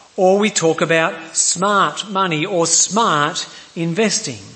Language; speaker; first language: English; native; English